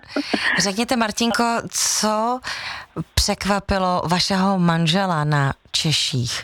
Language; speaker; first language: Czech; native; Czech